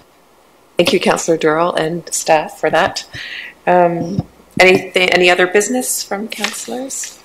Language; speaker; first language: English; native; English